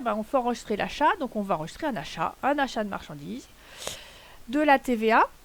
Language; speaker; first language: French; native; French